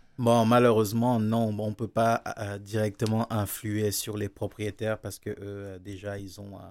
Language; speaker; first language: French; non-native, local second language; Wolof